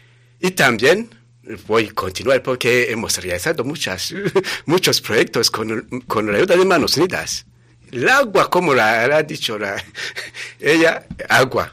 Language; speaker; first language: Spanish; non-native, fluent; Rundi